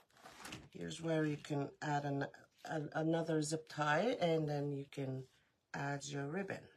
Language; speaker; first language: English; native; English